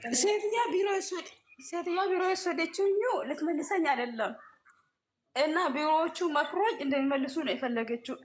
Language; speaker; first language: Amharic; non-native, local second language; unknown